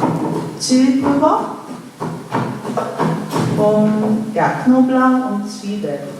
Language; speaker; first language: German; non-native, learner; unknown